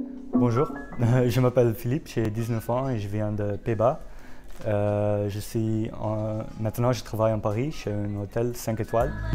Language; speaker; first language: French; non-native, learner; Dutch